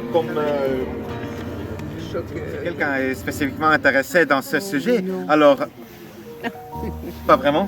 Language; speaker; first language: French; non-native, fluent; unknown